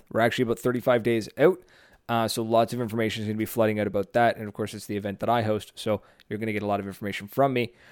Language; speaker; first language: English; native; English